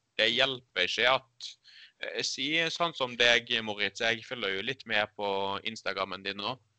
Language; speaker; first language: Norwegian; early bilingual, other home language; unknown